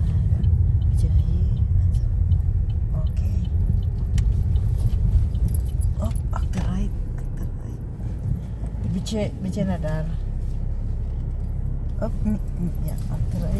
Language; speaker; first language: Dutch; non-native, learner; Filipino